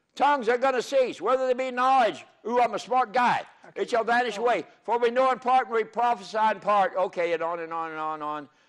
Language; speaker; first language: English; native; English